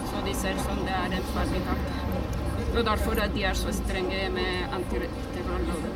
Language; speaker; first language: Norwegian; non-native, fluent; Spanish